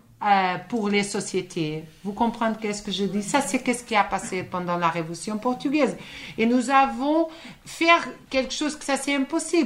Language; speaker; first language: French; non-native, fluent; Portuguese